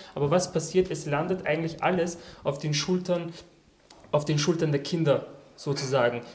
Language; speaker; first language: German; early bilingual, other home language; Turkish